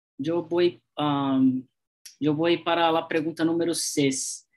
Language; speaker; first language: Spanish; non-native, learner; Portuguese